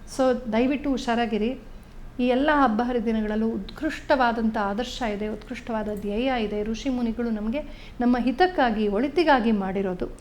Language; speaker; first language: Kannada; native; Kannada